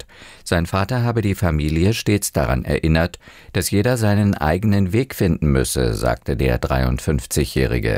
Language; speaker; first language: German; native; German